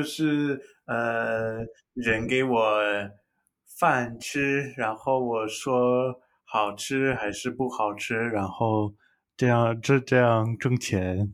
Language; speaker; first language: Chinese; non-native, learner; English